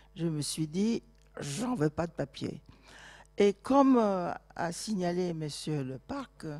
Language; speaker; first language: French; non-native, fluent; Turkish